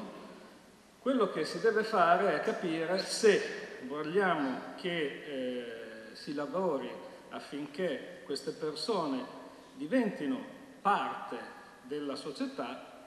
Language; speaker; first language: Italian; native; Italian